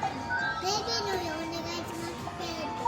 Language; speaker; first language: Japanese; early bilingual, other home language; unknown